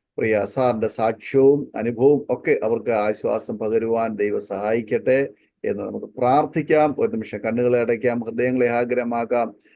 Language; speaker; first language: Malayalam; native; Malayalam